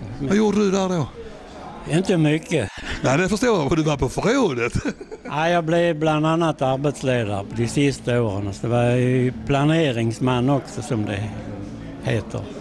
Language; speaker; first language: Swedish; native; Swedish